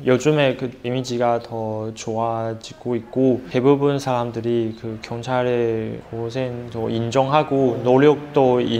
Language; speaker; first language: Korean; non-native, fluent; Chinese